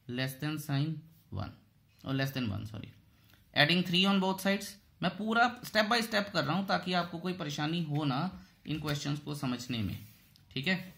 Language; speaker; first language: Hindi; native; Hindi